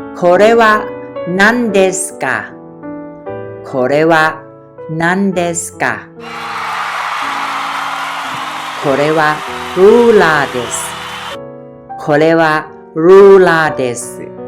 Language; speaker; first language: Japanese; non-native, fluent; Thai